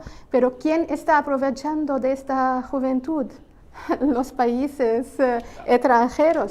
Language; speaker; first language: Spanish; non-native, fluent; Arabic